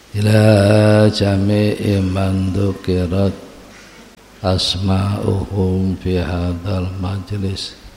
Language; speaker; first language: Arabic; non-native, fluent; Javanese